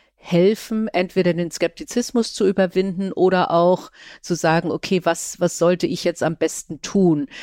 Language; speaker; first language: German; native; German